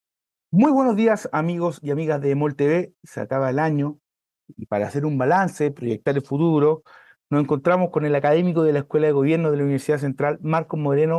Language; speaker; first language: Spanish; native; Spanish